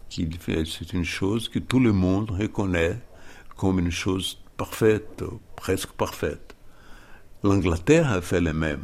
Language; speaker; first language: French; non-native, fluent; Portuguese